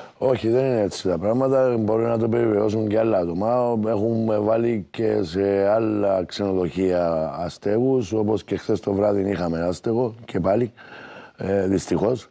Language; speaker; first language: Greek; native; Greek